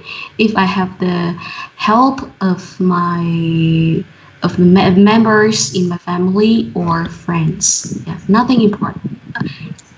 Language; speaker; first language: English; non-native, learner; Vietnamese